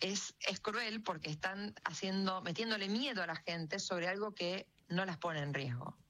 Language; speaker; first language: Spanish; native; Spanish